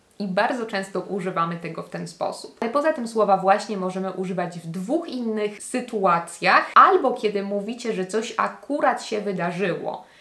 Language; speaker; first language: Polish; native; Polish